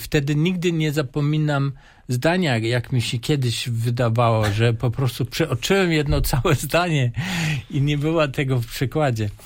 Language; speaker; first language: Polish; non-native, fluent; German